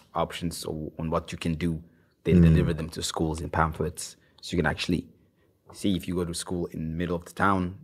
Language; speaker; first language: English; non-native, fluent; Swahili